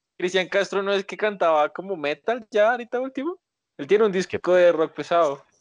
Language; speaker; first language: Spanish; native; Spanish